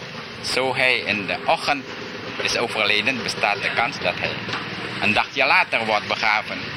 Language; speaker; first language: Dutch; early bilingual, heritage; Dutch